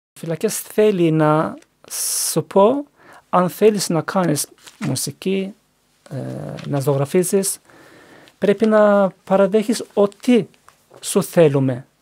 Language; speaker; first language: Greek; non-native, learner; Turkish